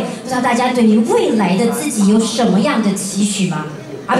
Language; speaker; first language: Chinese; native; Chinese